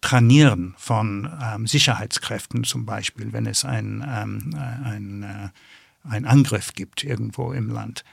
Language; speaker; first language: German; non-native, fluent; English